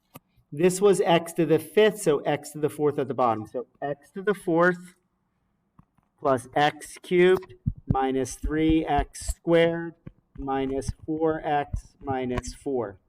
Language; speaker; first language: English; native; English